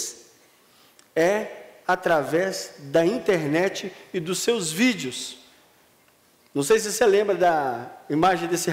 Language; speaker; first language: Portuguese; native; Portuguese